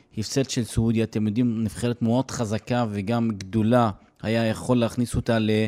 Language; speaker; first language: Hebrew; non-native, local second language; Arabic